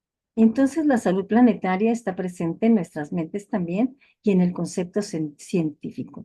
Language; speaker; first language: Spanish; native; Spanish